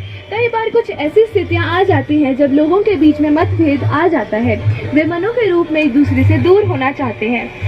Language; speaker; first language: Hindi; native; Hindi